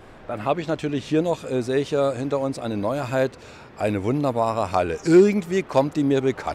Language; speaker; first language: German; native; German